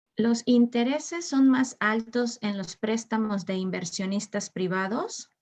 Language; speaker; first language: Spanish; native; Spanish